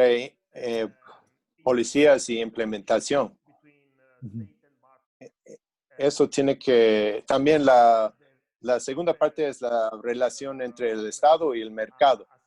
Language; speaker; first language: Spanish; non-native, fluent; English